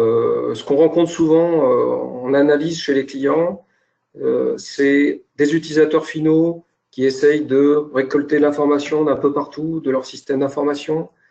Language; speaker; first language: French; native; French